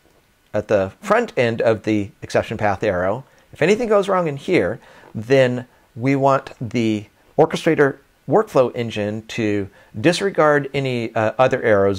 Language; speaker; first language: English; native; English